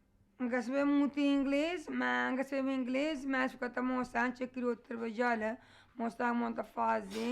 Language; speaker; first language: Portuguese; non-native, learner; Kabuverdianu